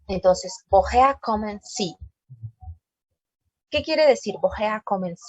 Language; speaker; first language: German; non-native, learner; Spanish